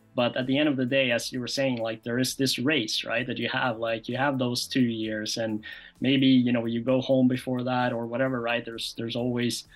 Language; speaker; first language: English; non-native, fluent; Norwegian